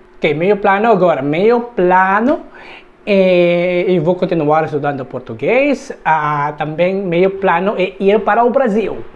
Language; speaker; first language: Portuguese; non-native, learner; Filipino